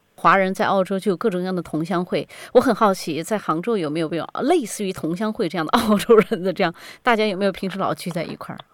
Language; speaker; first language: Chinese; native; Chinese